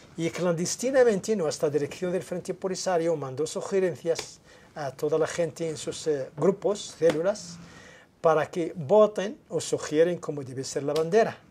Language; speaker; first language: Spanish; non-native, local second language; Arabic